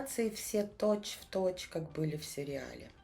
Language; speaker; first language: Russian; native; Russian